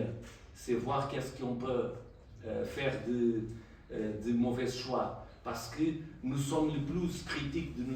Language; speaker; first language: French; non-native, learner; Portuguese